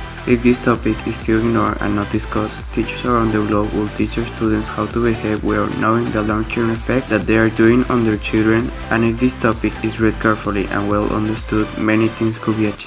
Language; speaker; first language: English; non-native, local second language; Spanish